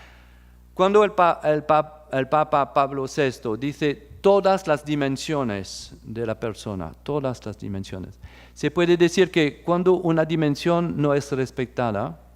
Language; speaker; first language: Spanish; non-native, fluent; French